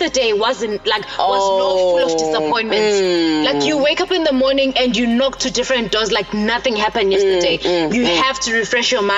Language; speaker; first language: English; non-native, local second language; Zulu